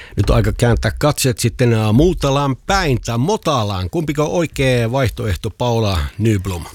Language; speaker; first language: Finnish; native; Finnish